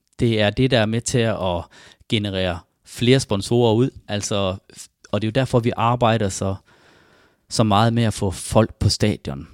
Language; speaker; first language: Danish; native; Danish